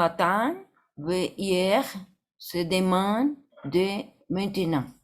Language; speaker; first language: French; non-native, learner; Spanish